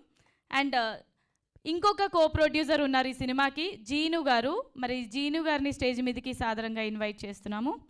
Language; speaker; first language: Telugu; native; Telugu